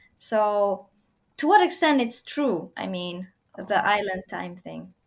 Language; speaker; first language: English; non-native, fluent; Uzbek